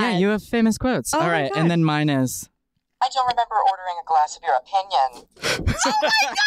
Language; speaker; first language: English; native; English